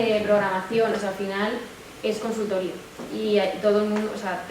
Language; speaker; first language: Spanish; native; Spanish